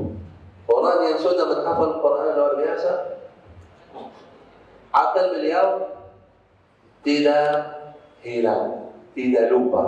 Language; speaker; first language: Indonesian; non-native, fluent; Arabic